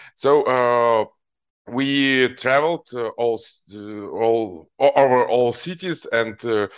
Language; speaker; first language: English; non-native, fluent; Russian